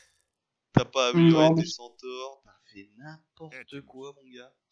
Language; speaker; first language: French; native; French